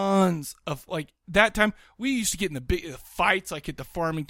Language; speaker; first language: English; native; English